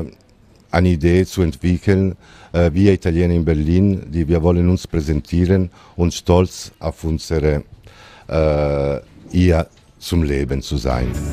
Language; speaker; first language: German; non-native, fluent; Italian